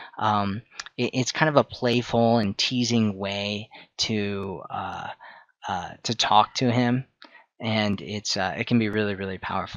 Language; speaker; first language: English; native; English